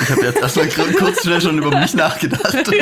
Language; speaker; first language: German; native; German